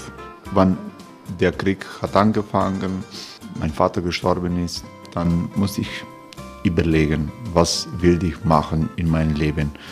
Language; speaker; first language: German; non-native, learner; Croatian